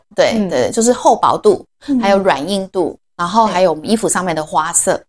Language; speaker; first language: Chinese; native; Chinese